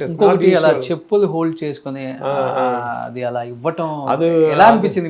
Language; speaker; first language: Telugu; native; Telugu